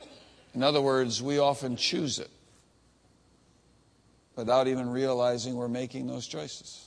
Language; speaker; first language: English; native; English